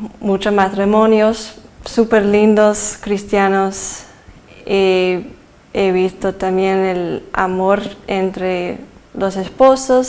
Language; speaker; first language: Spanish; early bilingual, heritage; Spanish